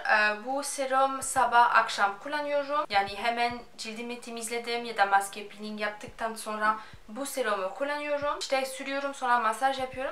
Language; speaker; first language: Turkish; non-native, fluent; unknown